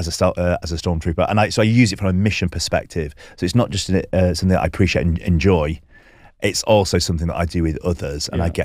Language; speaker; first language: English; native; English